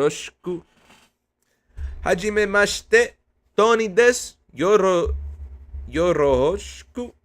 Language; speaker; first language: Japanese; non-native, learner; English